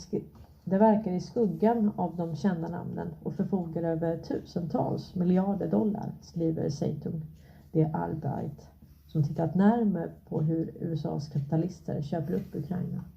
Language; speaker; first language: Swedish; native; Swedish